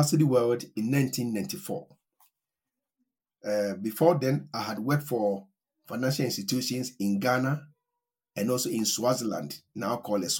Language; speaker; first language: English; non-native, local second language; Akan